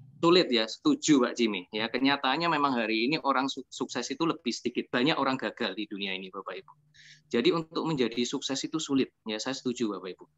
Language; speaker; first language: Indonesian; native; Indonesian